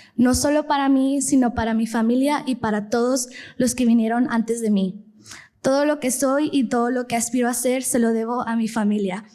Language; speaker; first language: Spanish; early bilingual, heritage; Spanish